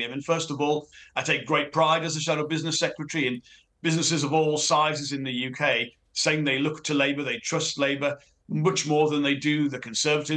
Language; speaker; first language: English; native; English